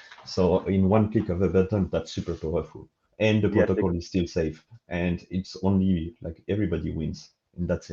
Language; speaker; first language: English; non-native, fluent; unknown